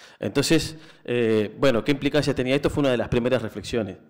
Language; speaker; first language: Spanish; native; Spanish